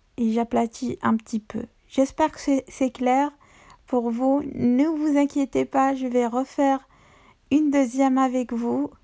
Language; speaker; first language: French; non-native, local second language; Arabic